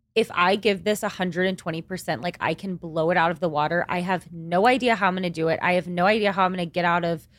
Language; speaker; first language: English; native; English